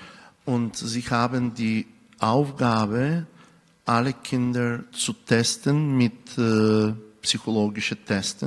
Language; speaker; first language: German; non-native, fluent; Bulgarian